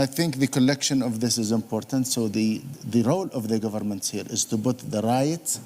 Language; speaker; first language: English; non-native, fluent; Arabic